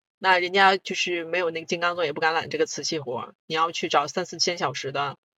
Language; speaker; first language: Chinese; non-native, local second language; Korean